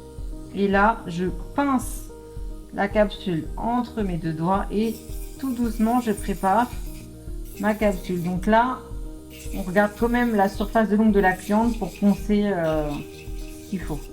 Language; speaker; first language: French; native; French